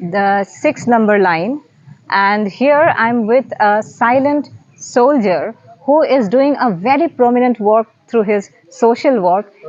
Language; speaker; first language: English; non-native, local second language; Assamese